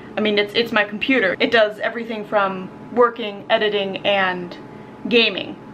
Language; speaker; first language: English; native; English